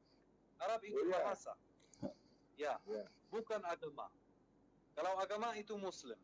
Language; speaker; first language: Indonesian; non-native, fluent; Arabic